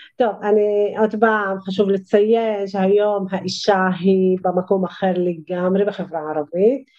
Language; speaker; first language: Hebrew; non-native, local second language; Arabic